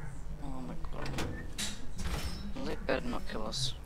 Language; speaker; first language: English; native; English